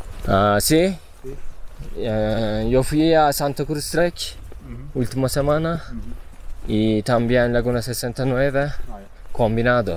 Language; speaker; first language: Spanish; non-native, learner; Turkish